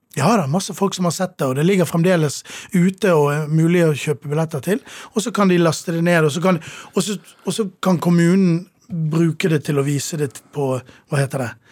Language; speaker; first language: Norwegian; native; Norwegian